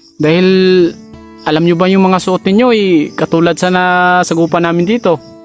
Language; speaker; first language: Filipino; non-native, local second language; Cebuano